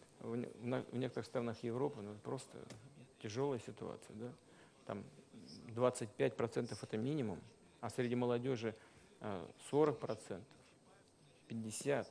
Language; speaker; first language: Russian; native; Russian